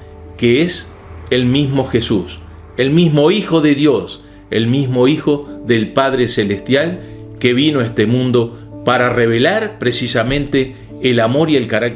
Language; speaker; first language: Spanish; native; Spanish